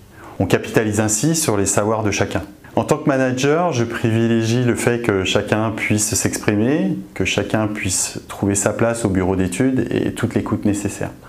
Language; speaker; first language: French; native; French